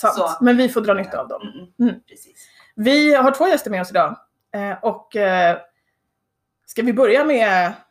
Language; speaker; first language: Swedish; native; Swedish